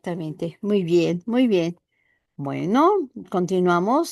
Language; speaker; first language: Spanish; native; Spanish